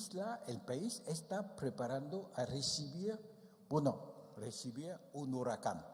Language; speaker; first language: Spanish; non-native, fluent; Vietnamese